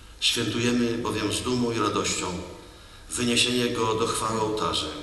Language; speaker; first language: Polish; native; Polish